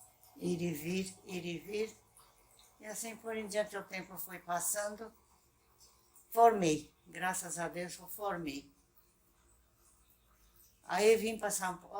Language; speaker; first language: Portuguese; non-native, local second language; Japanese